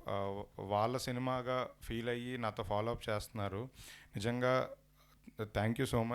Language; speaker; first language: Telugu; native; Telugu